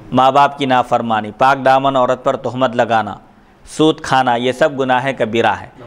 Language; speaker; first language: Urdu; native; Urdu